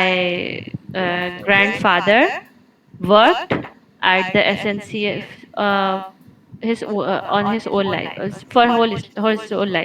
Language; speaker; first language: English; non-native, local second language; Urdu